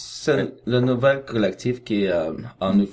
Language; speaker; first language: French; non-native, learner; Russian